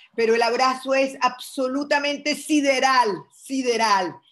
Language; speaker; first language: Spanish; native; Spanish